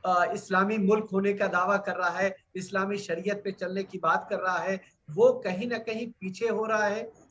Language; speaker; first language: Hindi; native; Hindi